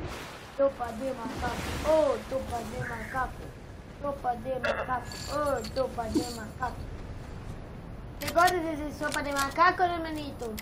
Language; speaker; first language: Spanish; non-native, learner; Portuguese